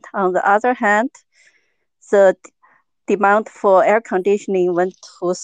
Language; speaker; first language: English; non-native, fluent; Chinese